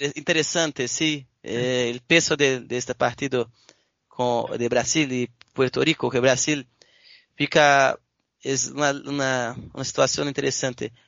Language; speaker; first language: Spanish; non-native, learner; Portuguese